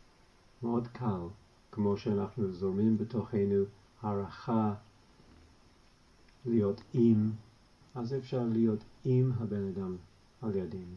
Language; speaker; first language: Hebrew; non-native, fluent; English